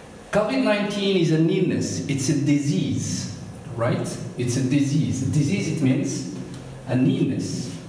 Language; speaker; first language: English; non-native, fluent; Arabic